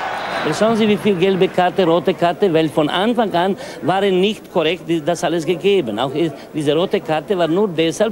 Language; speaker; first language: German; non-native, fluent; Croatian